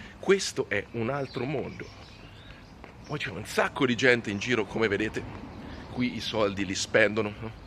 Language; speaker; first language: Italian; native; Italian